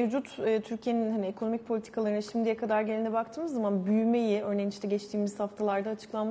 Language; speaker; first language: Turkish; native; Turkish